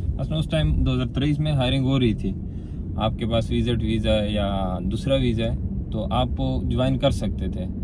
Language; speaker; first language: Urdu; non-native, local second language; Pashto